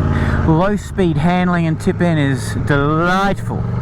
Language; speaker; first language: English; native; English